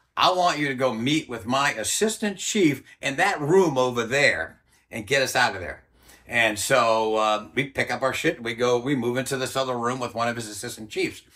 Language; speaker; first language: English; native; English